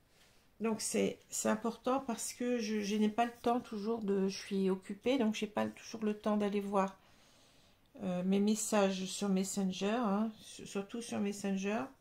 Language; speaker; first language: French; native; French